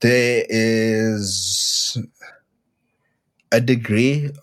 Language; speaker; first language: English; native; English